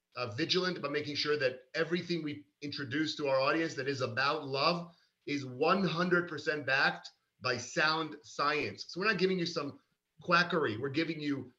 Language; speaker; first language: English; early bilingual, other home language; Hebrew